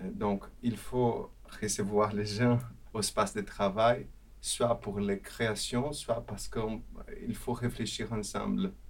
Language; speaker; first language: French; non-native, fluent; Portuguese